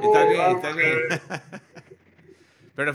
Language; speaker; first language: Spanish; non-native, learner; English